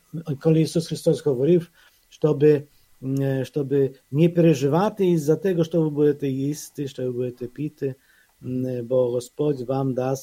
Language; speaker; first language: Polish; non-native, fluent; Ukrainian